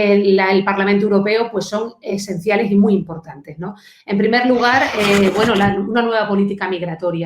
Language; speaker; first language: Spanish; native; Spanish